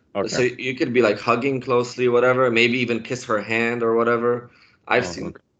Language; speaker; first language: English; non-native, fluent; Polish